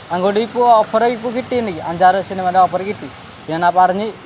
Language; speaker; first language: Malayalam; non-native, local second language; Odia